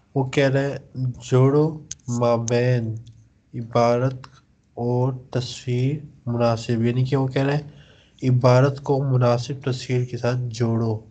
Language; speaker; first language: Urdu; non-native, local second language; Punjabi